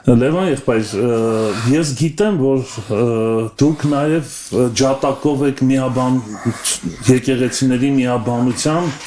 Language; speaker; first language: Armenian; native; Armenian